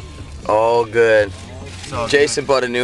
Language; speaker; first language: English; native; English